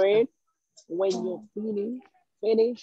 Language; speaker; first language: English; non-native, learner; Haitian Creole